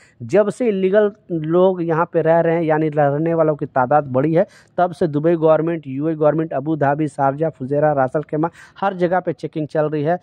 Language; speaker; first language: Hindi; native; Hindi